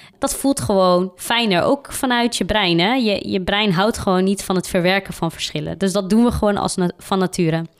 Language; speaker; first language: Dutch; early bilingual, other home language; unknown